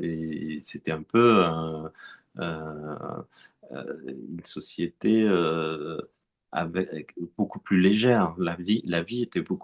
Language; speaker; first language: French; native; French